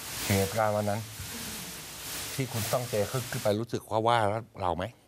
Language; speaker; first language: Thai; native; Thai